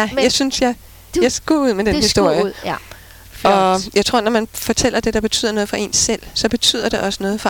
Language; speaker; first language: Danish; native; Danish